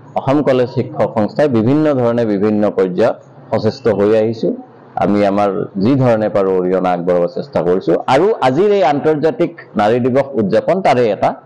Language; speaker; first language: Assamese; native; Assamese